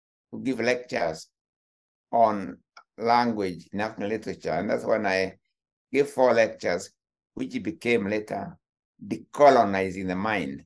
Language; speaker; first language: English; non-native, local second language; Kikuyu